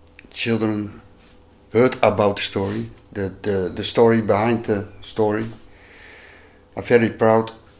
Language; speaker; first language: English; non-native, learner; Dutch